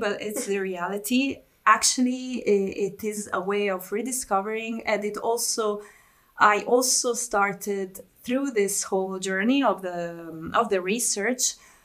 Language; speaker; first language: English; non-native, fluent; Italian